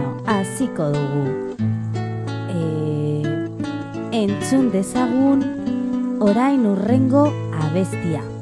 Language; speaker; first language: Basque; non-native, learner; Spanish